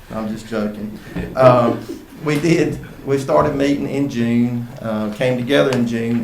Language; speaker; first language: English; native; English